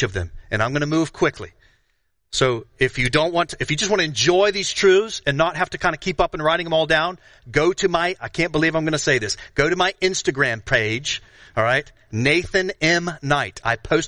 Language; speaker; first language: English; native; English